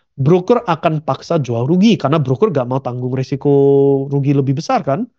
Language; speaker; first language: Indonesian; early bilingual, heritage; Indonesian